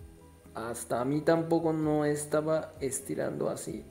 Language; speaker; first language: Spanish; non-native, learner; Japanese